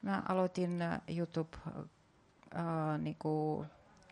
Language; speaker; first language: Finnish; non-native, fluent; Russian